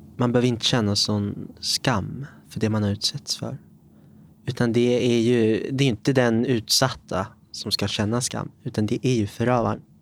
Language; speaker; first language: Swedish; native; Swedish